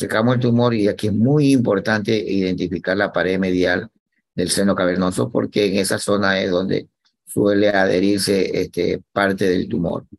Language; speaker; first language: Spanish; native; Spanish